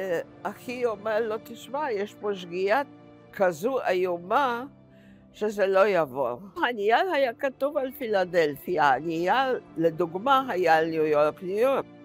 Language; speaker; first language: Hebrew; non-native, fluent; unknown